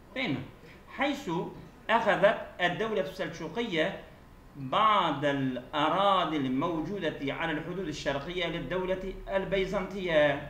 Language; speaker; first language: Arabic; non-native, fluent; Turkish